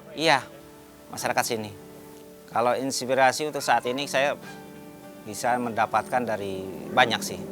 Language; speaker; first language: Indonesian; non-native, local second language; Sundanese